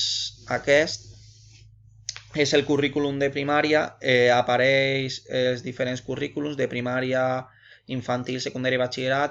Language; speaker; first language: Catalan; non-native, local second language; Spanish